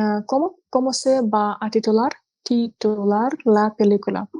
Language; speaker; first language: Spanish; non-native, learner; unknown